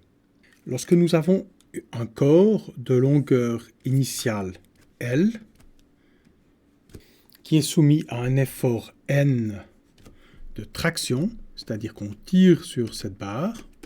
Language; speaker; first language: French; native; French